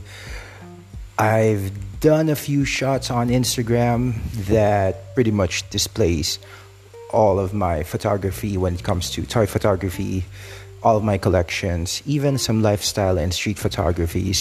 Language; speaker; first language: English; non-native, local second language; Filipino